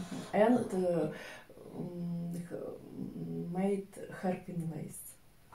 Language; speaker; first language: English; non-native, learner; Russian